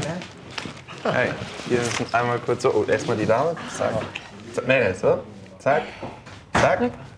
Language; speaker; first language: German; native; German